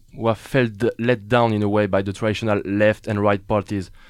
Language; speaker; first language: English; non-native, fluent; French